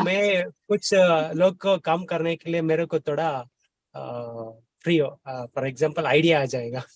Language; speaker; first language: Hindi; non-native, learner; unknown